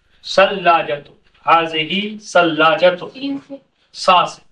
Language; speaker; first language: Arabic; non-native, fluent; Urdu